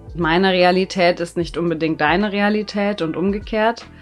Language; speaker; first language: German; non-native, fluent; Indonesian